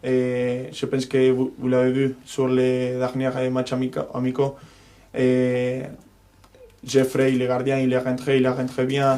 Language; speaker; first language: French; non-native, fluent; Spanish